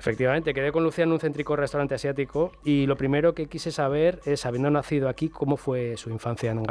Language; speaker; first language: Spanish; native; Spanish